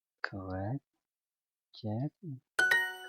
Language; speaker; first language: English; non-native, fluent; Indonesian